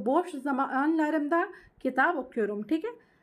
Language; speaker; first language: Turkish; non-native, learner; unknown